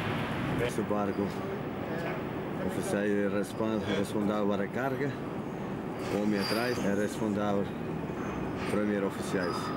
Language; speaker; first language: Portuguese; non-native, learner; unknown